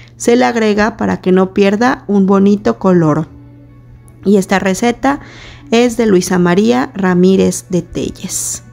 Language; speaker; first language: Spanish; native; Spanish